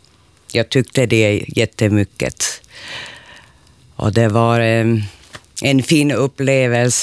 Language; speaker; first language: Swedish; non-native, local second language; Finnish